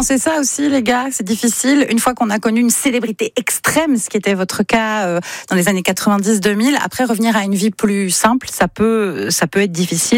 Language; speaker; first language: French; native; French